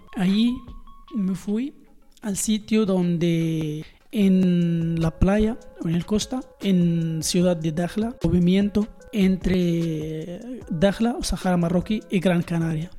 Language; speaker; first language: Spanish; non-native, learner; Arabic